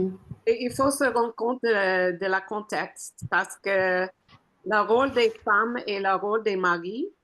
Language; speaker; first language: French; non-native, fluent; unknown